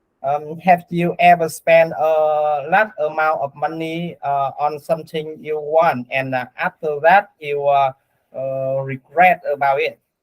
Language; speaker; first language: English; non-native, learner; Vietnamese